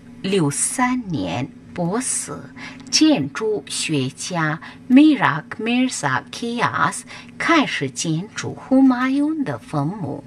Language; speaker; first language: Chinese; non-native, fluent; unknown